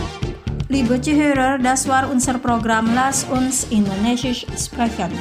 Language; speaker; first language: German; non-native, fluent; Indonesian